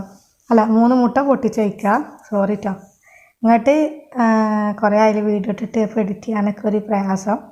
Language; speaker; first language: Malayalam; native; Malayalam